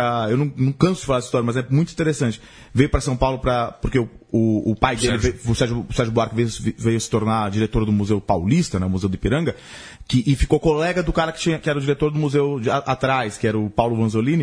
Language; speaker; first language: Portuguese; native; Portuguese